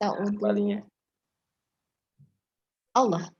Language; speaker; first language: Arabic; non-native, learner; Indonesian